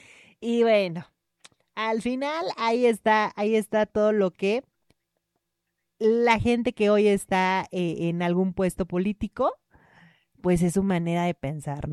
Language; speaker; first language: Spanish; native; Spanish